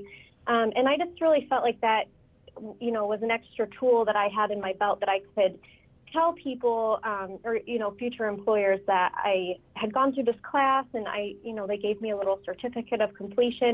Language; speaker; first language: English; native; English